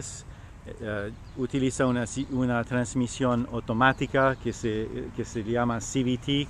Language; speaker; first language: Spanish; non-native, learner; French